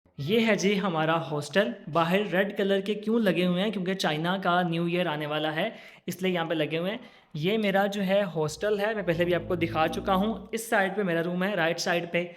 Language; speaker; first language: Urdu; non-native, local second language; Punjabi